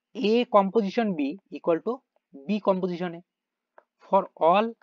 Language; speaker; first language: English; non-native, local second language; Bangla